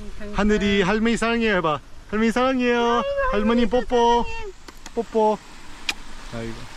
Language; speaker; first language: Korean; early bilingual, heritage; Korean